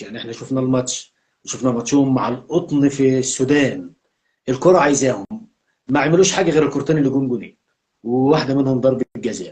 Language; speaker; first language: Arabic; native; Arabic